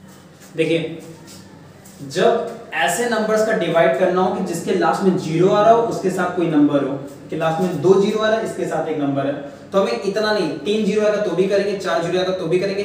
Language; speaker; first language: Hindi; native; Hindi